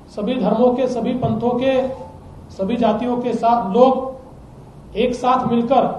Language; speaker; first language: Hindi; non-native, local second language; Marathi